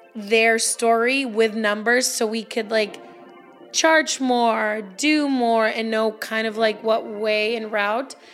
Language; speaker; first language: English; early bilingual, heritage; Spanish